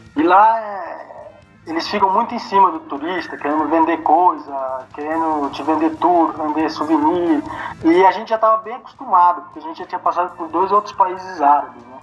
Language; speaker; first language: Portuguese; native; Portuguese